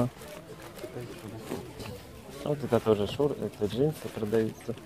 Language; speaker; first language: Russian; native; Russian